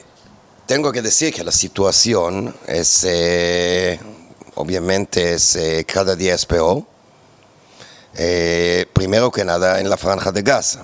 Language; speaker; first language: Spanish; non-native, fluent; Hebrew